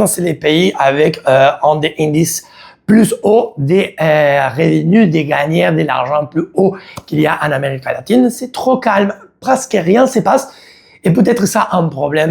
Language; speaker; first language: French; non-native, learner; Spanish